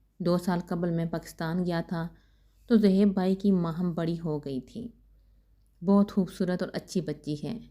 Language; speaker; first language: Urdu; native; Urdu